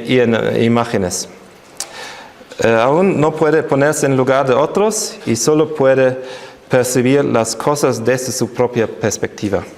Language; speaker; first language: Spanish; non-native, fluent; German